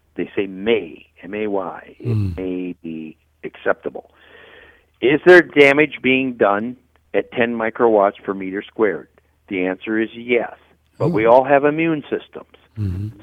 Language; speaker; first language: English; native; English